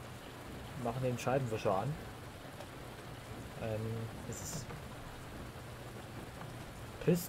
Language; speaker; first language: German; native; German